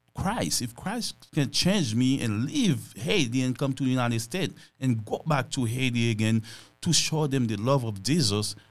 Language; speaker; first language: English; non-native, fluent; Haitian Creole